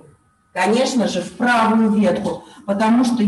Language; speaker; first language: Russian; native; Russian